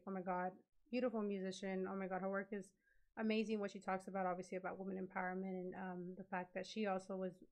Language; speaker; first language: English; native; English